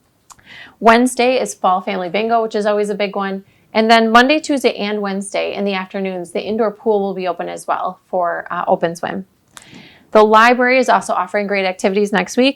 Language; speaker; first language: English; native; English